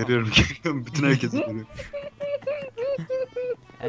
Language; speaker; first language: Turkish; native; Turkish